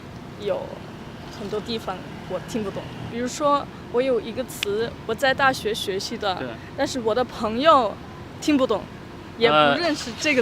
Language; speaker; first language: Chinese; non-native, learner; German